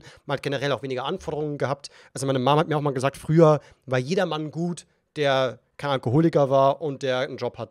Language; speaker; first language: German; native; German